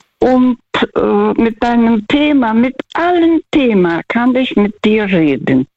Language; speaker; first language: German; non-native, fluent; Russian